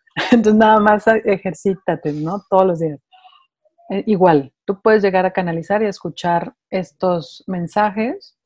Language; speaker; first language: Spanish; native; Spanish